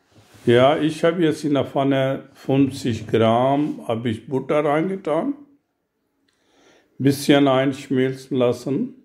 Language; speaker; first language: German; non-native, learner; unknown